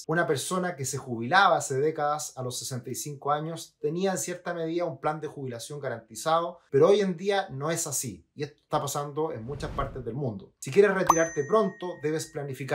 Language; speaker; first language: Spanish; native; Spanish